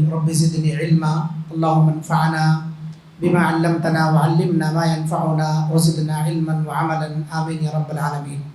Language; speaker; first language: Urdu; native; Urdu